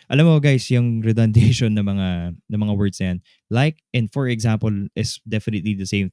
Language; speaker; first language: Filipino; native; Filipino